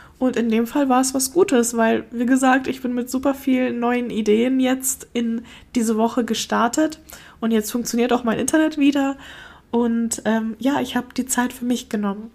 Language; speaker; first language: German; early bilingual, other home language; Russian